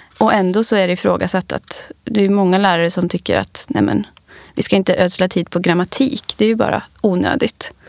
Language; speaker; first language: Swedish; early bilingual, other home language; English